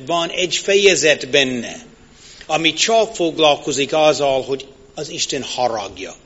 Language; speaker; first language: Hungarian; non-native, fluent; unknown